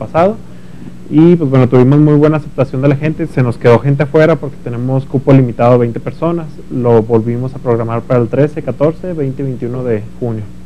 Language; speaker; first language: Spanish; native; Spanish